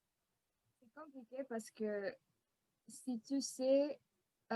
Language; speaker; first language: French; non-native, fluent; Spanish